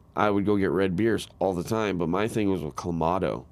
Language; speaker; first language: English; native; English